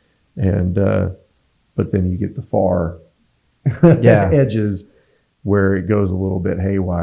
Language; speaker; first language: English; native; English